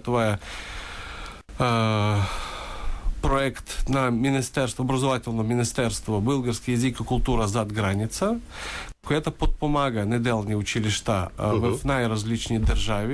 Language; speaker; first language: Bulgarian; early bilingual, heritage; Bulgarian